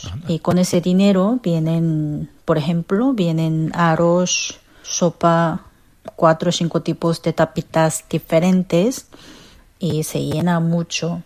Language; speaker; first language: Spanish; non-native, fluent; Korean